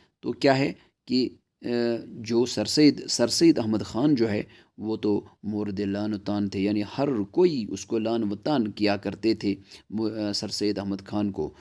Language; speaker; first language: Urdu; non-native, local second language; Kashmiri